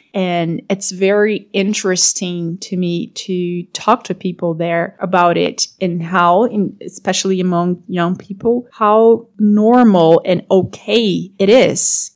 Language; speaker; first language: English; non-native, fluent; Portuguese